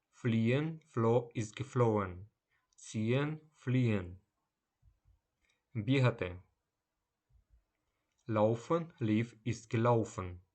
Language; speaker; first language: German; non-native, fluent; Ukrainian